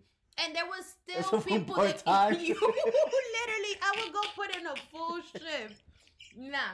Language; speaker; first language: English; native; English